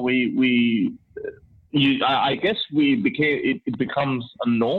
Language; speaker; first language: English; non-native, local second language; Urdu